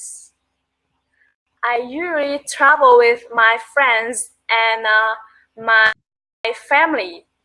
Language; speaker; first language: English; non-native, learner; Vietnamese